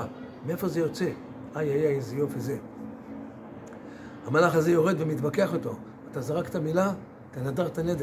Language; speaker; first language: Hebrew; native; Hebrew